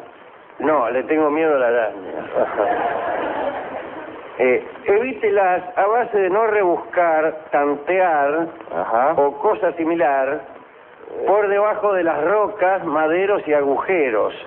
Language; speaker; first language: Spanish; native; Spanish